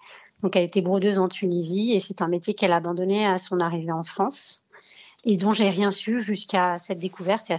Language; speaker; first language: French; early bilingual, other home language; Arabic